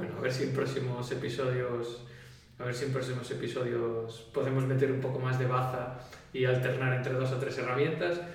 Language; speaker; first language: Spanish; native; Spanish